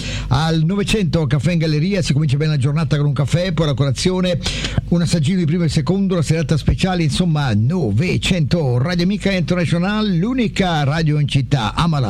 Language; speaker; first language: Italian; native; Italian